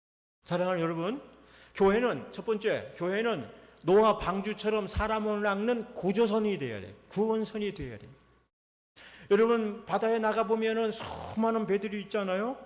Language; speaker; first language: Korean; native; Korean